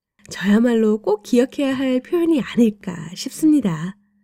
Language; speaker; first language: Korean; early bilingual, heritage; Korean